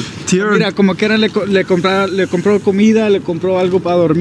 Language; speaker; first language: Spanish; native; Spanish